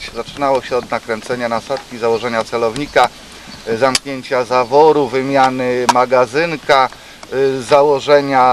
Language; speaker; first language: Polish; native; Polish